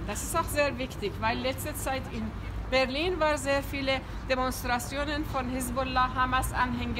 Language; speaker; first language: German; non-native, fluent; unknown